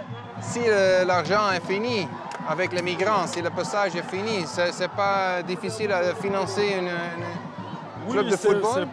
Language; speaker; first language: French; non-native, fluent; Dutch